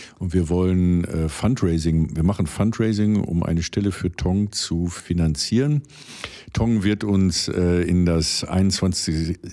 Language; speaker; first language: German; native; German